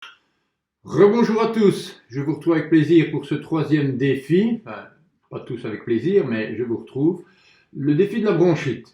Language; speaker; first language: French; native; French